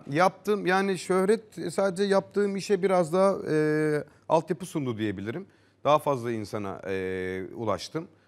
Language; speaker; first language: Turkish; native; Turkish